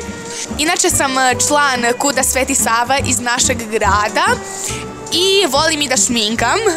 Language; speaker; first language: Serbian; early bilingual, heritage; Serbian